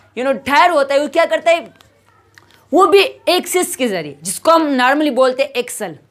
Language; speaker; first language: Urdu; non-native, local second language; Pashto